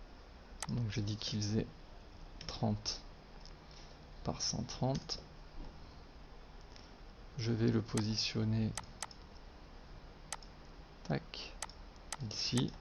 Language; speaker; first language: French; native; French